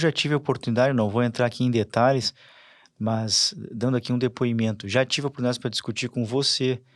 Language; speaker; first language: Portuguese; native; Portuguese